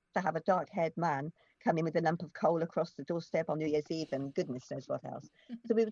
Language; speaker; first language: English; native; English